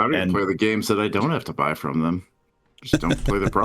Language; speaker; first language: English; native; English